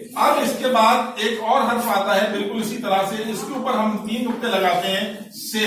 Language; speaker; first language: Hindi; native; Hindi